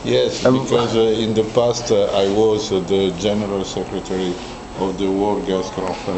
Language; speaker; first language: English; non-native, learner; Italian